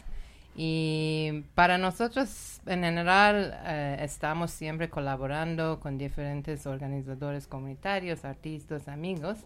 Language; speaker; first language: Spanish; non-native, learner; Persian